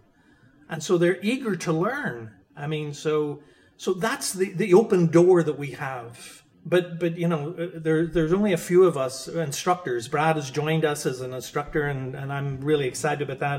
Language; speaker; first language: English; native; English